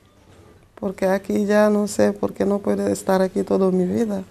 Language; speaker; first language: Spanish; non-native, fluent; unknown